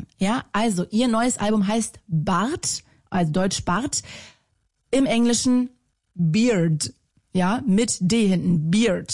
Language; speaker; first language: German; native; German